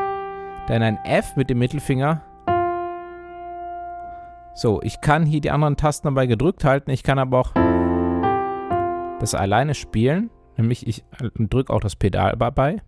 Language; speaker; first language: German; native; German